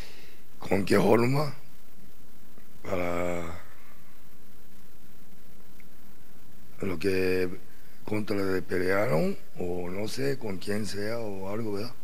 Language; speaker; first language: Spanish; non-native, learner; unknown